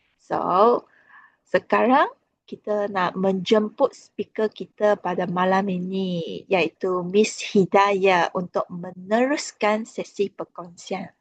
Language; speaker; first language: Malay; non-native, local second language; Chinese